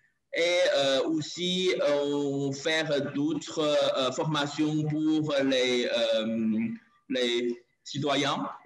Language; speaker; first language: French; non-native, learner; Chinese